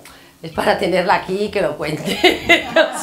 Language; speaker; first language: Spanish; native; Spanish